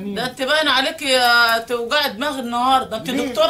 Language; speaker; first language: Arabic; native; Arabic